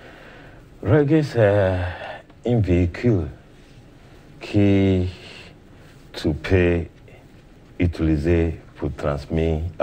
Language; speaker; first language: French; non-native, learner; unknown